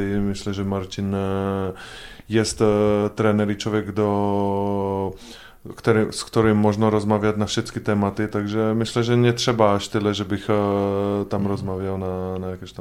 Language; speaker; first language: Polish; non-native, fluent; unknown